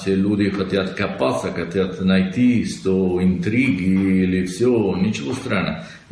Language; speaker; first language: Russian; non-native, learner; Italian